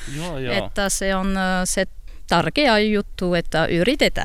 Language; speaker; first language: Finnish; non-native, learner; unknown